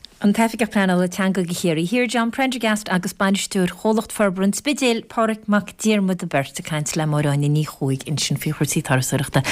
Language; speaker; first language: Irish; native; Irish